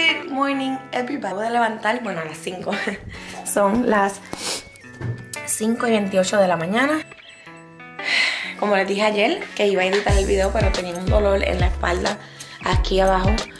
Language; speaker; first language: Spanish; early bilingual, heritage; Spanish